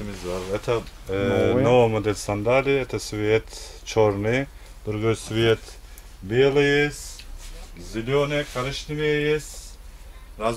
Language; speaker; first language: Russian; non-native, learner; Turkish